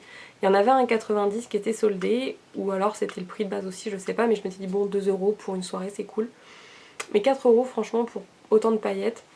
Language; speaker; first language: French; native; French